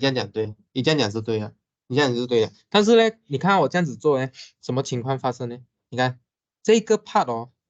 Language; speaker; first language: Chinese; native; Chinese